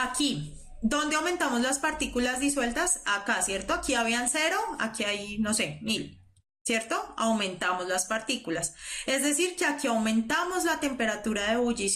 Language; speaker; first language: Spanish; native; Spanish